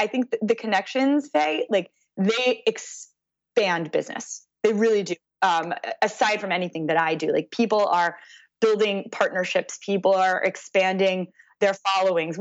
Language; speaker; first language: English; native; English